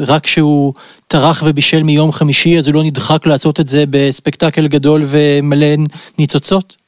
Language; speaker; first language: Hebrew; native; Hebrew